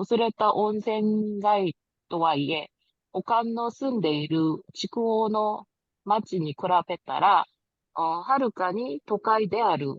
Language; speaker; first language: Japanese; non-native, learner; Korean